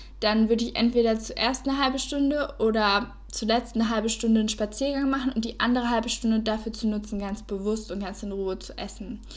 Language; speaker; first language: German; native; German